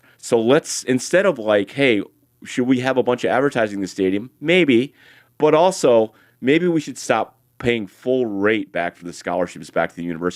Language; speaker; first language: English; native; English